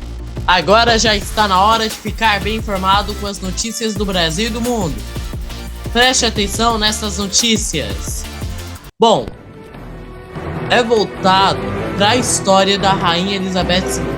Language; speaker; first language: Portuguese; native; Portuguese